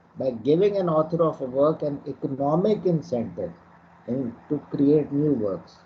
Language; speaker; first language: English; non-native, local second language; Urdu